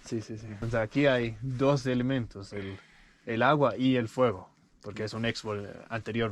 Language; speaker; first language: Spanish; non-native, learner; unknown